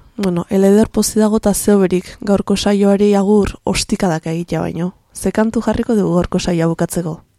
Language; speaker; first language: Basque; native; Basque